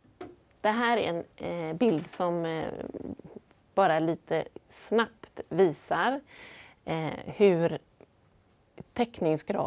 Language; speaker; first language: Swedish; native; Swedish